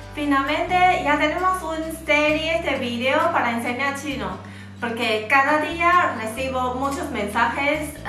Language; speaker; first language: Spanish; non-native, fluent; Chinese